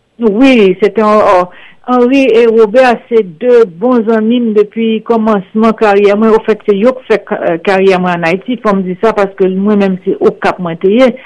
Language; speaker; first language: French; non-native, local second language; Haitian Creole